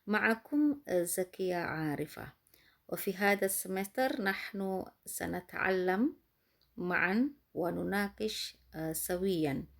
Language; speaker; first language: Arabic; non-native, fluent; Indonesian